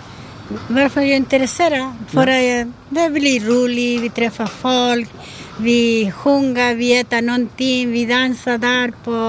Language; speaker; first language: Swedish; non-native, learner; Spanish